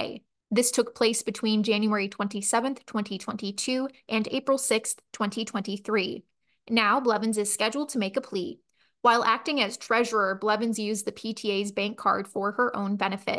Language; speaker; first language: English; native; English